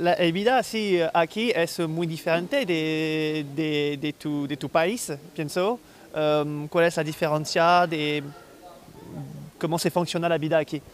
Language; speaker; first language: Spanish; non-native, learner; French